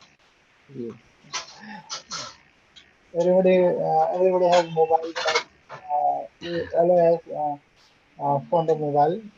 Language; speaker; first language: English; non-native, learner; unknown